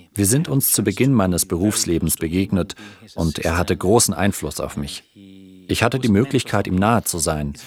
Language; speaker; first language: German; non-native, fluent; Spanish